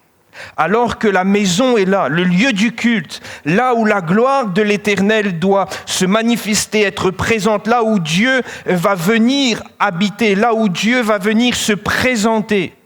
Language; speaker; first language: French; native; French